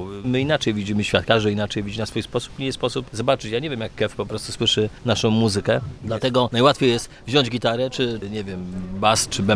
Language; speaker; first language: Polish; native; Polish